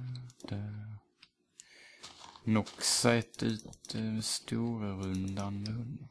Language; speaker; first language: Swedish; native; Swedish